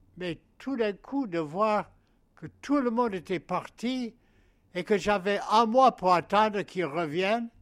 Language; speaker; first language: French; non-native, fluent; English